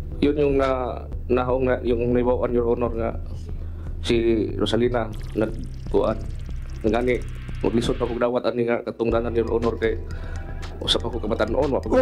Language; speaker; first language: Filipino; non-native, local second language; Cebuano